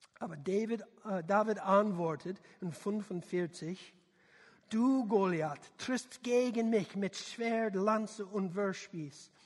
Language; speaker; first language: German; non-native, learner; English